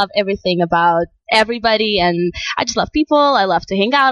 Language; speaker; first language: English; non-native, fluent; Russian